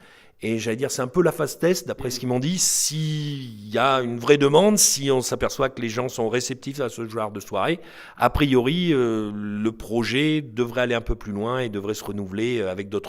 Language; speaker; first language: French; native; French